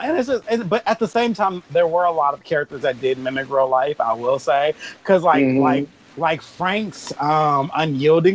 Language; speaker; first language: English; native; English